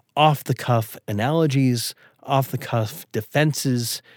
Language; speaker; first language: English; early bilingual, other home language; Swedish